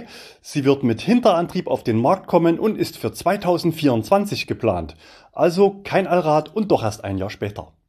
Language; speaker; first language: German; native; German